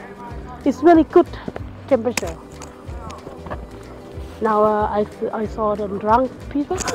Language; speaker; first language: English; non-native, learner; Thai